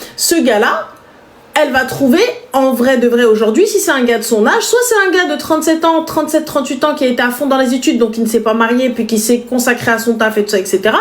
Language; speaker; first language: French; native; French